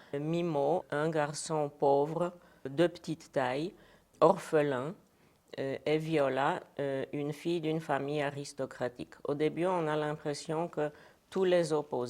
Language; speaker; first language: French; non-native, fluent; Polish